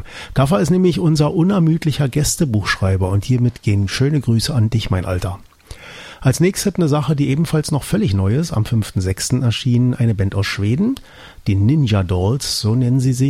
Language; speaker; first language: German; native; German